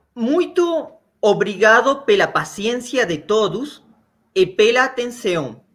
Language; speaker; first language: Portuguese; non-native, learner; Spanish